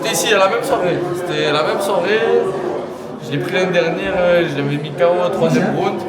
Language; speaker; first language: French; native; French